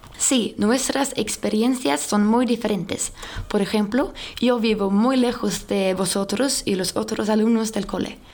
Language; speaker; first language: Spanish; non-native, learner; Swedish